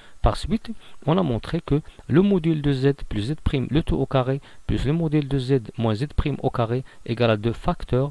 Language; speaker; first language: French; non-native, local second language; Arabic